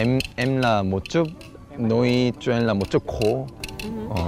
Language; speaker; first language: Vietnamese; non-native, learner; Korean